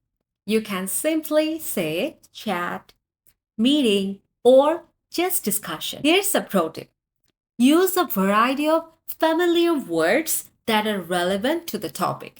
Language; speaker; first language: English; non-native, fluent; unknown